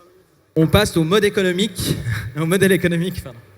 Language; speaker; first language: French; native; French